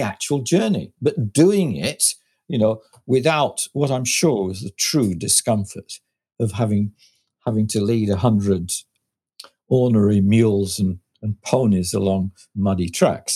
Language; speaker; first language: English; native; English